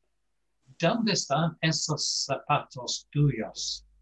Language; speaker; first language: Spanish; non-native, fluent; English